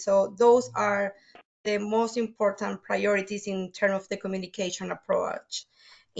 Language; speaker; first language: English; non-native, fluent; Spanish